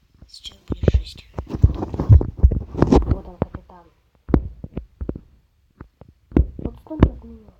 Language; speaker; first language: Russian; native; Russian